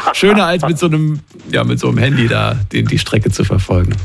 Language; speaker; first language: German; native; German